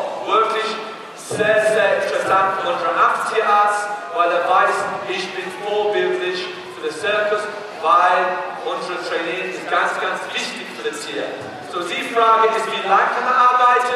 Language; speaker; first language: German; non-native, learner; English